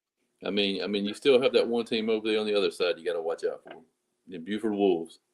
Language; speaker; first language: English; native; English